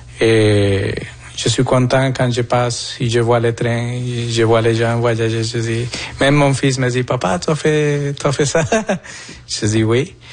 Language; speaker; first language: French; non-native, fluent; Spanish